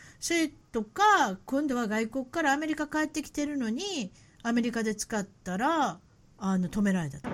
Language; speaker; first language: Japanese; native; Japanese